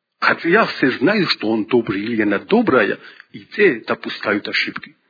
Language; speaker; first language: Russian; non-native, local second language; Georgian